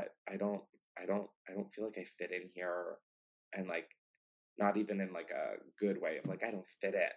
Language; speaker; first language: English; native; English